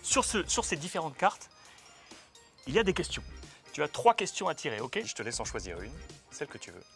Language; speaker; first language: French; native; French